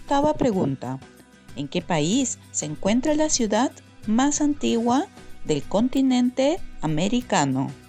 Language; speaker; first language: Spanish; non-native, fluent; Norwegian